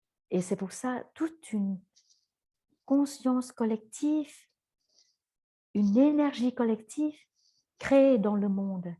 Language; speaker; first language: French; non-native, fluent; Vietnamese